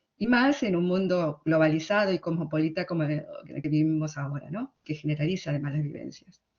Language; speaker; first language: Spanish; early bilingual, other home language; Korean